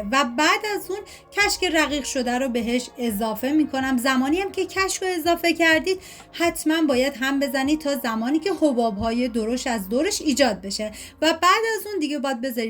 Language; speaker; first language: Persian; native; Persian